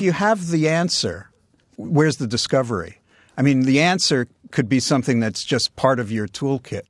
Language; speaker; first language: English; native; English